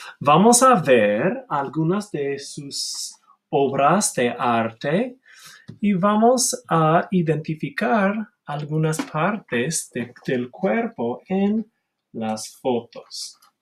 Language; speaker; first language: Spanish; non-native, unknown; English